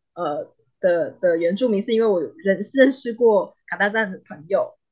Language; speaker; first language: Chinese; native; Chinese